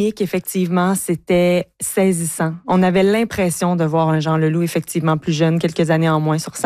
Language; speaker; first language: French; native; French